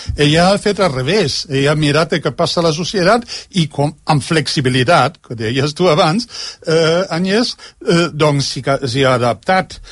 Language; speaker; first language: Catalan; non-native, fluent; German